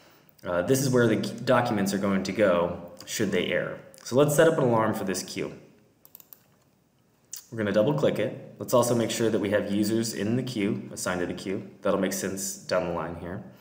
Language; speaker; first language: English; native; English